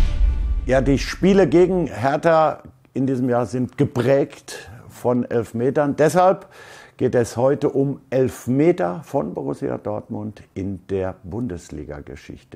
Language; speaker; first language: German; native; German